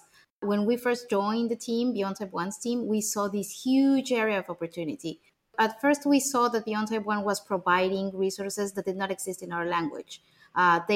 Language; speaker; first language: English; non-native, fluent; Spanish